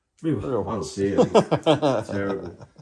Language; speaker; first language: English; native; English